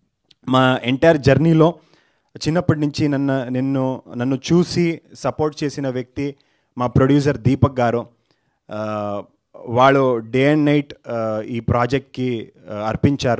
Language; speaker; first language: Telugu; non-native, learner; Kannada